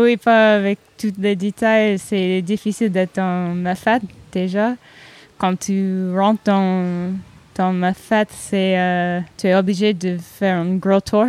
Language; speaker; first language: French; non-native, learner; English